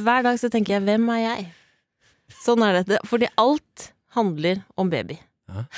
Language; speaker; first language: Norwegian; native; Norwegian